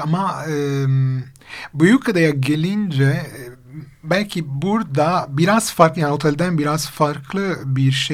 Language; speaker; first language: Turkish; non-native, fluent; Italian